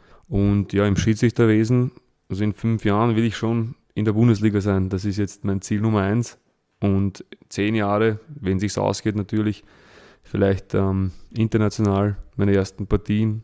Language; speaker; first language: German; early bilingual, other home language; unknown